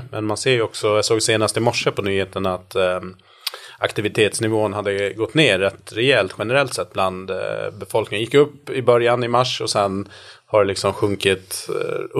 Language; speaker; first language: Swedish; native; Swedish